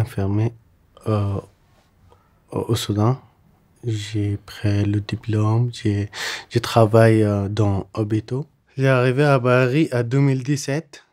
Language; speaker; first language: French; non-native, learner; Arabic